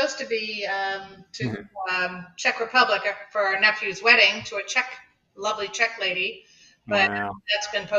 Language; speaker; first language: English; native; English